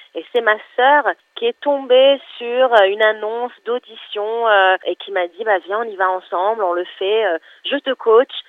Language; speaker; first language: French; non-native, fluent; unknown